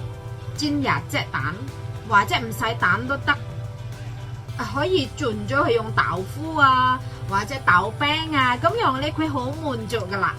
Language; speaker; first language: Cantonese; non-native, fluent; Indonesian